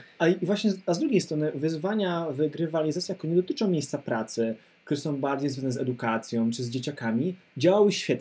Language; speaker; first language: Polish; native; Polish